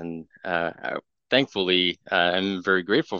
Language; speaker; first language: English; non-native, fluent; French